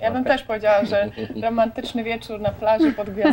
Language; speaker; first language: Polish; early bilingual, heritage; Polish